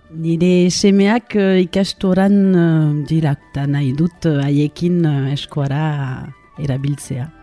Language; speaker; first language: Basque; non-native, local second language; French